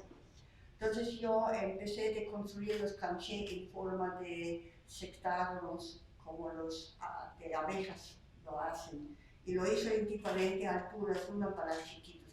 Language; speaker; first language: Spanish; non-native, fluent; Slovak